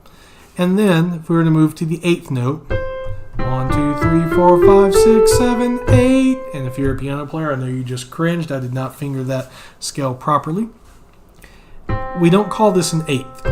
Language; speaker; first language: English; native; English